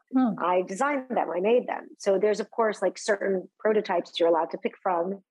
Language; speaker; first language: English; native; English